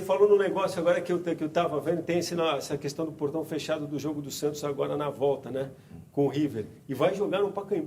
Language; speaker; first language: Portuguese; native; Portuguese